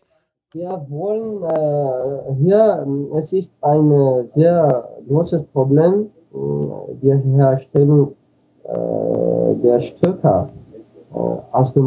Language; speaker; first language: German; non-native, fluent; Armenian